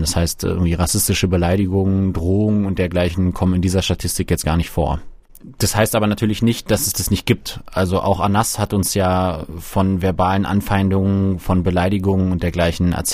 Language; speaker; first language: German; native; German